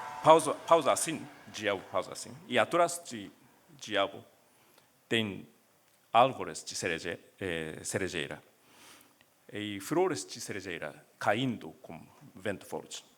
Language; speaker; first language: Portuguese; non-native, learner; Japanese